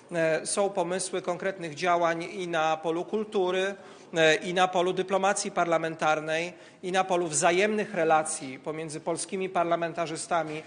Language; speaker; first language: Polish; native; Polish